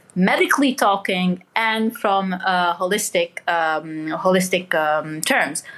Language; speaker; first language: English; non-native, fluent; Arabic